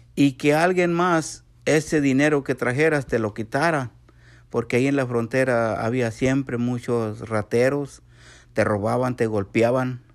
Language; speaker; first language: Spanish; native; Spanish